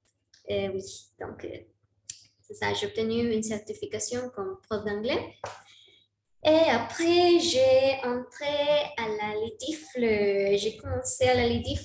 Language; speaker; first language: French; non-native, learner; Spanish